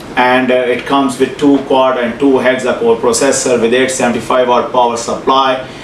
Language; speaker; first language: English; non-native, local second language; Urdu